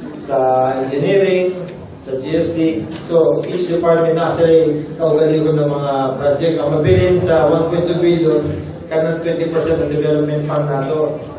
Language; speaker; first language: Cebuano; non-native, local second language; Filipino